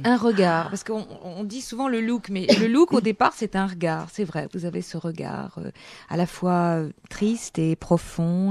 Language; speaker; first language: French; native; French